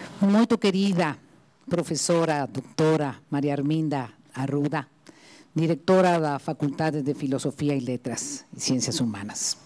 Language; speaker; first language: Portuguese; non-native, learner; Spanish